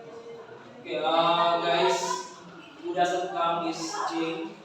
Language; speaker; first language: English; non-native, learner; Indonesian